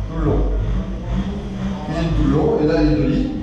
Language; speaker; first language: French; native; French